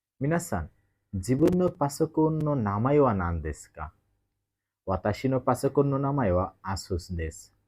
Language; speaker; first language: Japanese; non-native, learner; Bangla